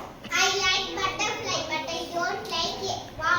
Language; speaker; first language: English; non-native, learner; Tamil